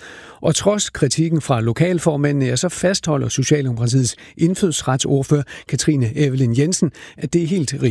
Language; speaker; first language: Danish; native; Danish